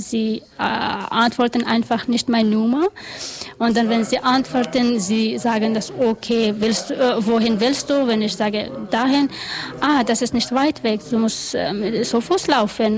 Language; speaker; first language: German; non-native, learner; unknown